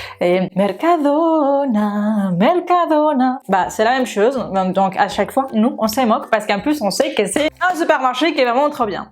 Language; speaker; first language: French; non-native, fluent; Spanish